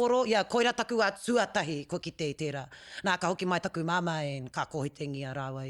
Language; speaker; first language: Māori; non-native, local second language; English